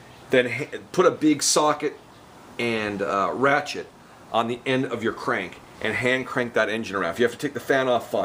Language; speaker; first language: English; native; English